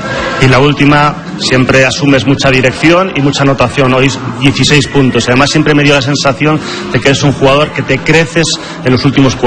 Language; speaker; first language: Spanish; native; Spanish